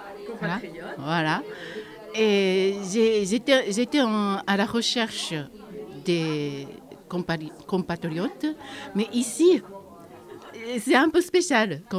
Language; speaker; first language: French; non-native, fluent; Japanese